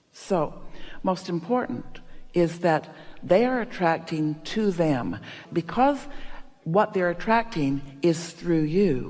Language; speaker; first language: English; native; English